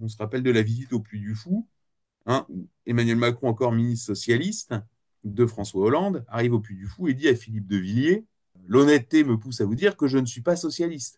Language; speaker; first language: French; native; French